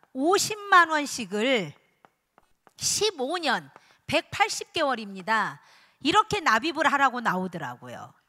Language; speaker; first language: Korean; native; Korean